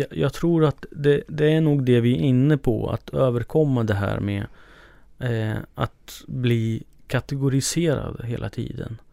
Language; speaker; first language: Swedish; early bilingual, other home language; Kurdish